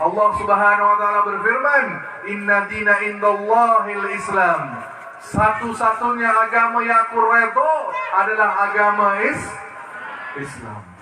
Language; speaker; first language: Malay; early bilingual, other home language; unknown